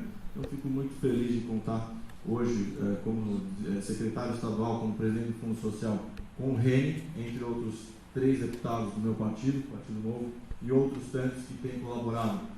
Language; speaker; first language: Portuguese; native; Portuguese